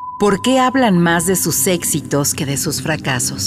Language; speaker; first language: Spanish; native; Spanish